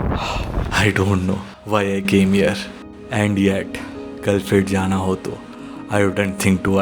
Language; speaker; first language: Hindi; non-native, local second language; Bangla